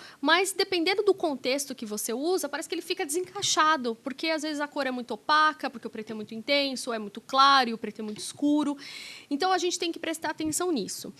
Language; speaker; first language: Portuguese; native; Portuguese